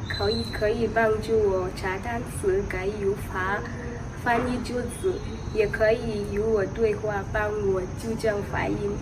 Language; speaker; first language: Chinese; non-native, learner; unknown